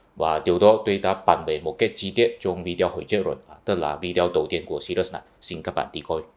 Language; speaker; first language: Vietnamese; non-native, fluent; Chinese